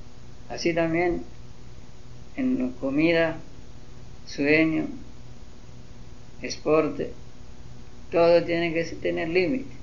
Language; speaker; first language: Spanish; non-native, learner; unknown